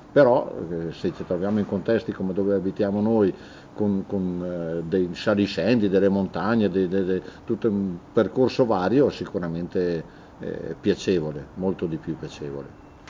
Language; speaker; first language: Italian; native; Italian